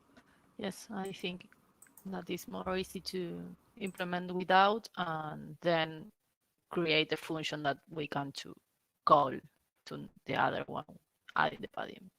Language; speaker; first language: English; non-native, learner; Spanish